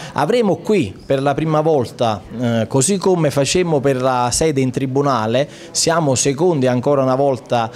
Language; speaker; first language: Italian; native; Italian